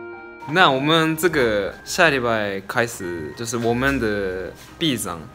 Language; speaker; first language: Chinese; non-native, fluent; Japanese